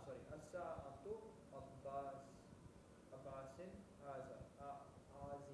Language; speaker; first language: Arabic; non-native, learner; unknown